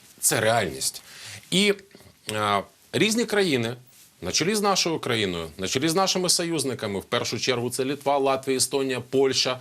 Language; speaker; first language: Ukrainian; non-native, local second language; Russian